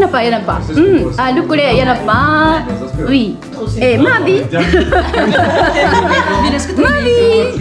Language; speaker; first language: French; non-native, learner; Japanese